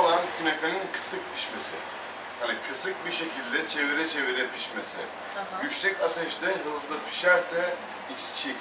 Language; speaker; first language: Turkish; native; Turkish